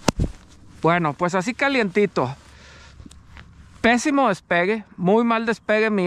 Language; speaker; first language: Spanish; native; Spanish